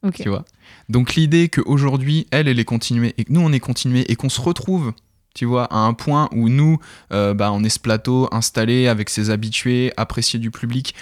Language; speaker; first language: French; native; French